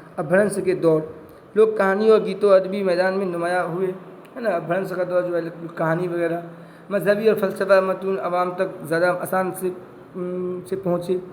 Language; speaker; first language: Urdu; native; Urdu